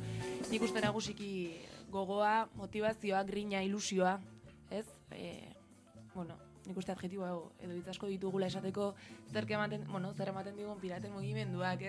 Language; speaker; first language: Basque; native; Basque